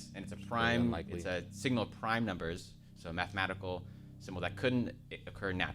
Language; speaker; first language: English; native; English